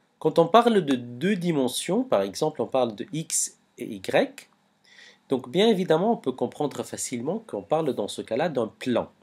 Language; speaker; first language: French; non-native, local second language; Arabic